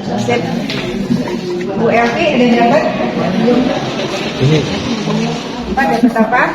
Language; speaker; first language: Indonesian; native; Indonesian